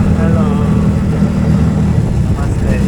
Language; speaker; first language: English; non-native, learner; Korean